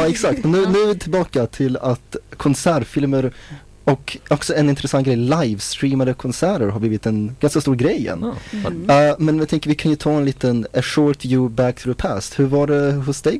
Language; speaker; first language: Swedish; native; Swedish